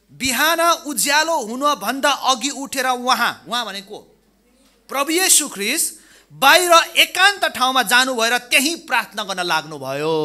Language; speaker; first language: Nepali; non-native, local second language; Limburgish